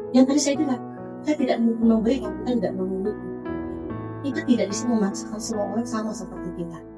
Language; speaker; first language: Indonesian; native; Indonesian